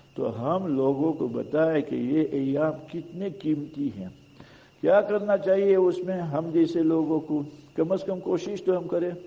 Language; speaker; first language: Urdu; non-native, local second language; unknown